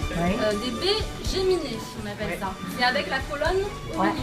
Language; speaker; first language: French; native; French